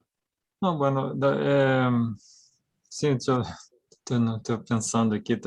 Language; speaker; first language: Spanish; non-native, fluent; Portuguese